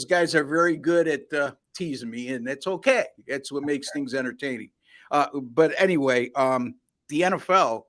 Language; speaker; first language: English; native; English